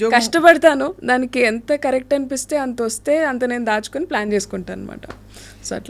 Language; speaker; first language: Telugu; native; Telugu